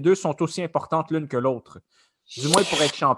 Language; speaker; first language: French; native; French